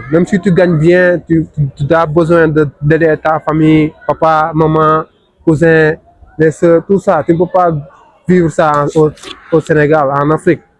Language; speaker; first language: French; non-native, local second language; Wolof